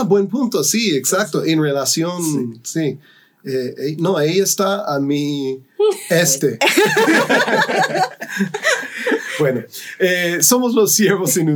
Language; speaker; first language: Spanish; non-native, fluent; English